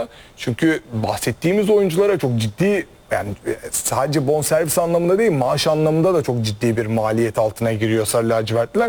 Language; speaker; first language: Turkish; native; Turkish